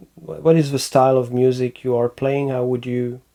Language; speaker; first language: English; non-native, fluent; French